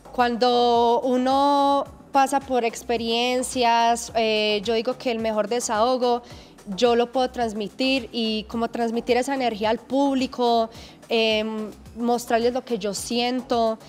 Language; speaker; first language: Spanish; early bilingual, heritage; English